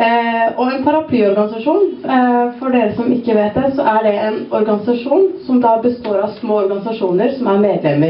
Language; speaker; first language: Norwegian; early bilingual, other home language; Somali